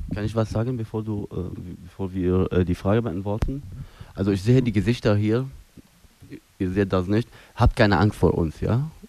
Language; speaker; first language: German; non-native, fluent; Arabic